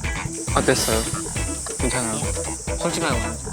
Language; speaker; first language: Korean; non-native, learner; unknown